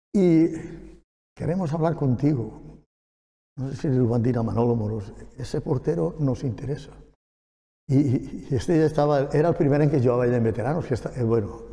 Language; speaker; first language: Spanish; non-native, local second language; Catalan